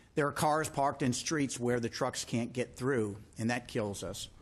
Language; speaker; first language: English; native; English